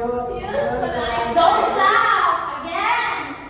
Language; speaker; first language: English; non-native, local second language; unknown